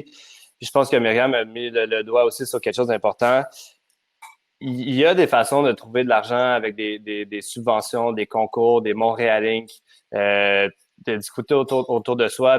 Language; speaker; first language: French; native; French